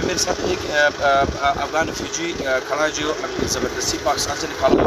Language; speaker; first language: Hindi; non-native, fluent; Pashto